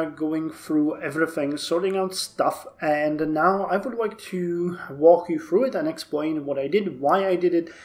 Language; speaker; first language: English; non-native, fluent; Czech